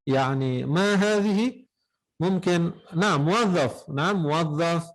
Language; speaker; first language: Arabic; non-native, fluent; Indonesian